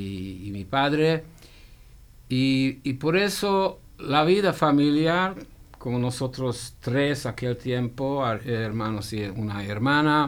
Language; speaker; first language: Spanish; non-native, fluent; Hungarian